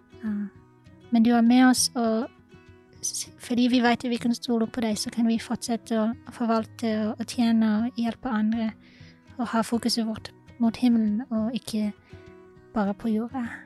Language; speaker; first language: Norwegian; non-native, fluent; English